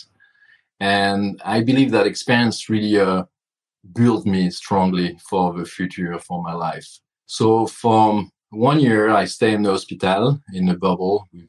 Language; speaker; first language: English; non-native, fluent; French